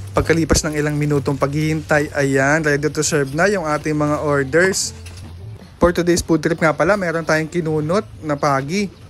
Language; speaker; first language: Filipino; non-native, local second language; Bikol